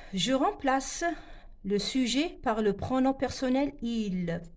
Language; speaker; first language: French; non-native, local second language; Arabic